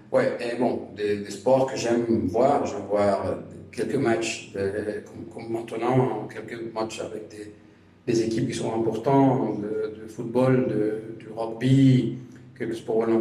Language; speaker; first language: French; non-native, fluent; Spanish